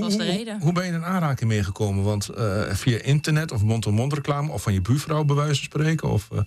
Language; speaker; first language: Dutch; native; Dutch